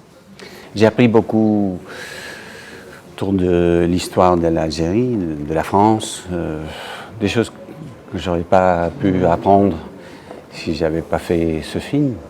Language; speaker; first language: French; non-native, fluent; English